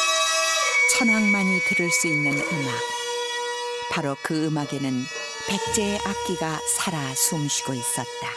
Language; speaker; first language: Korean; native; Korean